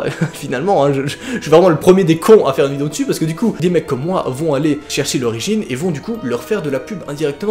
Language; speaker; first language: French; native; French